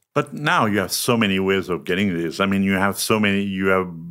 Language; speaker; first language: English; non-native, fluent; French